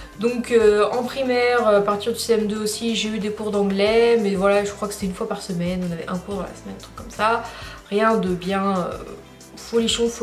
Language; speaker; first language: French; native; French